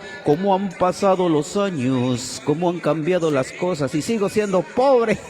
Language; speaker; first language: Spanish; native; Spanish